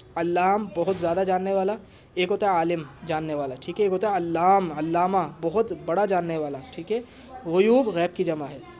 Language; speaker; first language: Urdu; native; Urdu